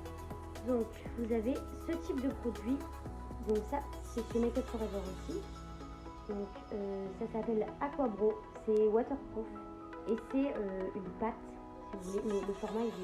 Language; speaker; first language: French; native; French